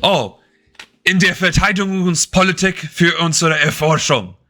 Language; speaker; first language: German; non-native, learner; English